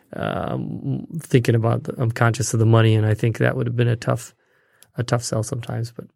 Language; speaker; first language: English; native; English